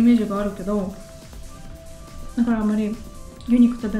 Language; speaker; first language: Japanese; non-native, fluent; Russian